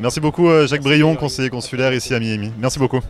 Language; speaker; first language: French; native; French